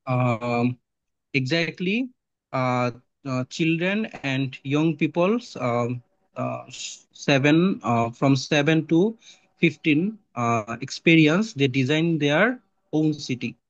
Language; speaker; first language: English; non-native, learner; Bangla